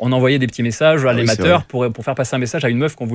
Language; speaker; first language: French; native; French